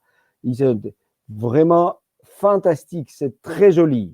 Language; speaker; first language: French; non-native, fluent; Georgian